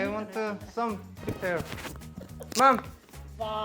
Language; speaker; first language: English; non-native, learner; Korean